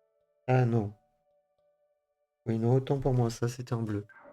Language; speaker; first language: French; native; French